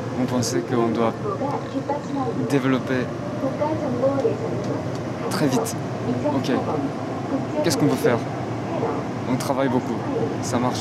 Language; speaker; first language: French; non-native, fluent; Korean